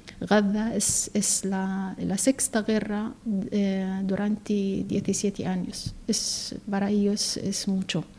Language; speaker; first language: Spanish; non-native, learner; Arabic